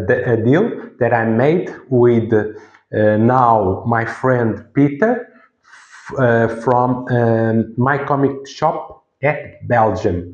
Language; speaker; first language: English; non-native, fluent; Portuguese